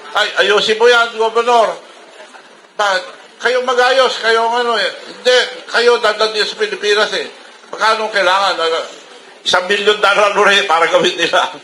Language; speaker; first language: Filipino; non-native, local second language; Iloko